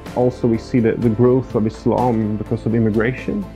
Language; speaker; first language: English; non-native, fluent; Swedish